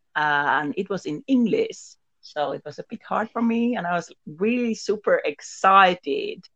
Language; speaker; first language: English; non-native, learner; Finnish